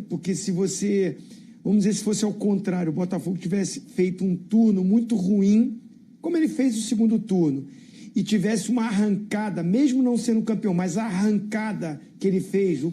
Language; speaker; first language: Portuguese; native; Portuguese